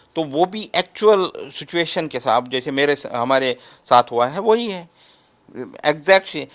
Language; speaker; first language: Hindi; native; Hindi